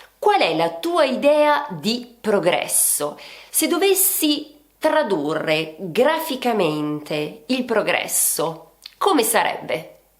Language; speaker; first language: Italian; native; Italian